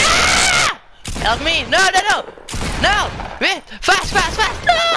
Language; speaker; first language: English; non-native, learner; French